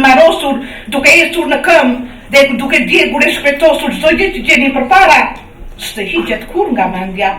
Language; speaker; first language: Albanian; native; Albanian